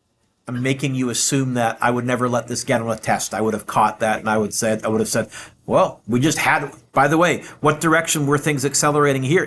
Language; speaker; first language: English; native; English